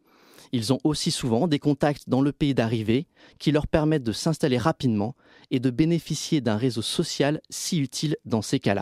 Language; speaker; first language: French; native; French